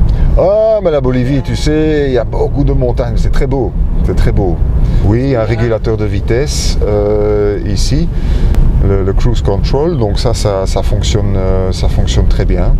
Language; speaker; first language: French; native; French